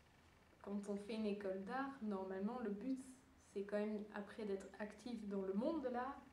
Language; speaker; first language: French; early bilingual, other home language; Dutch